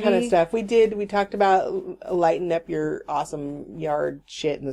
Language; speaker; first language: English; native; English